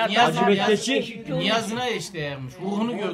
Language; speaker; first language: Turkish; native; Turkish